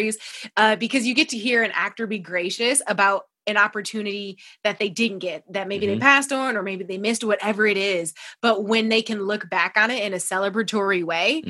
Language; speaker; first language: English; native; English